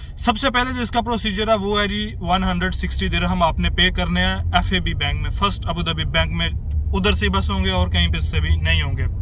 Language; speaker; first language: Urdu; non-native, local second language; Punjabi